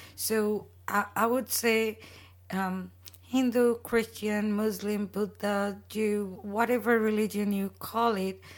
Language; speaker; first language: English; non-native, local second language; Bangla